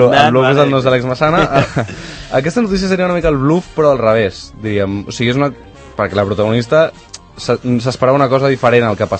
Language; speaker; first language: Catalan; native; Catalan